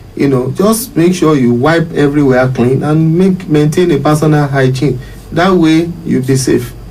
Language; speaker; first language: English; non-native, local second language; Yoruba